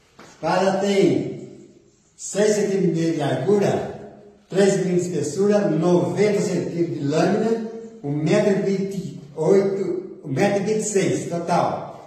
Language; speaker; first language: Portuguese; native; Portuguese